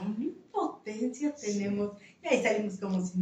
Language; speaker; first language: Spanish; native; Spanish